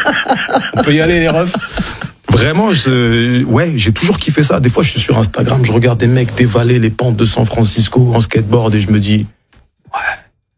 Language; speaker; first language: French; native; French